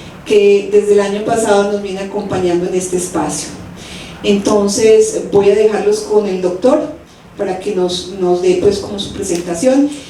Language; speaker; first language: Spanish; native; Spanish